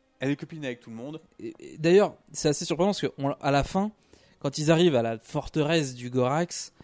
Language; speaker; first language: French; native; French